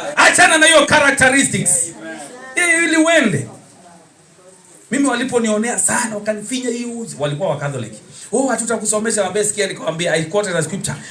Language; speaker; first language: Swahili; non-native, local second language; Kamba